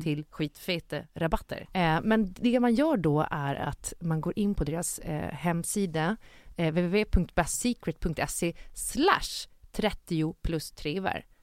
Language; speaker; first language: Swedish; native; Swedish